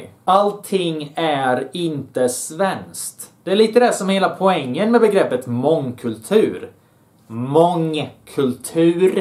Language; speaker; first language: Swedish; early bilingual, other home language; Bosnian